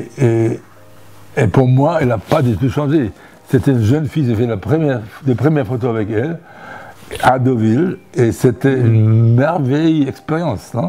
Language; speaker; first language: French; non-native, fluent; German